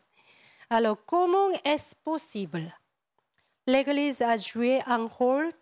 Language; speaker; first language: French; non-native, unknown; Korean